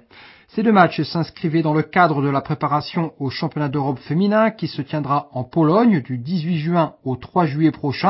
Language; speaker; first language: French; native; French